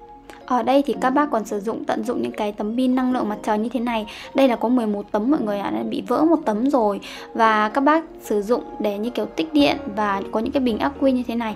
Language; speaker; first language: Vietnamese; native; Vietnamese